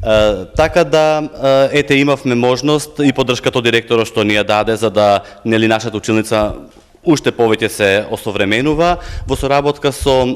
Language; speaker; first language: Macedonian; native; Macedonian